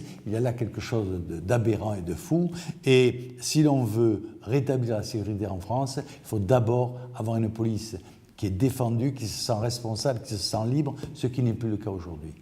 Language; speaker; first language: French; native; French